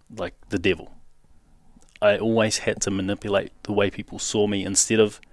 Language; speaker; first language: English; native; English